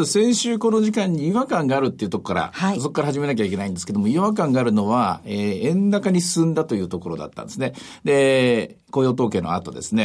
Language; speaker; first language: Japanese; native; Japanese